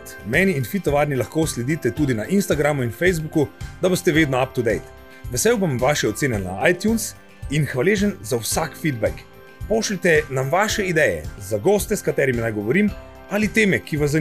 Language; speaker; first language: Slovenian; native; Slovenian